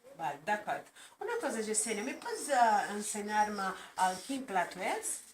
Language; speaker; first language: Catalan; non-native, learner; Portuguese